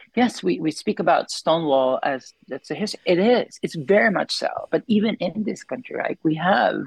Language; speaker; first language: English; non-native, local second language; Filipino